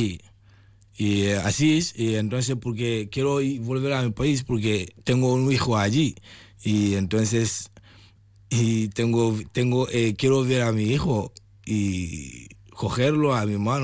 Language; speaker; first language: Spanish; non-native, learner; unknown